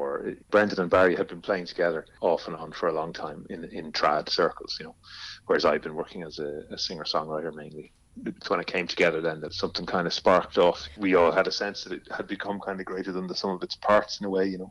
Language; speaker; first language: English; native; English